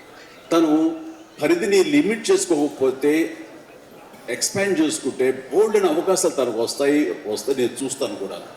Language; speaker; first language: Telugu; native; Telugu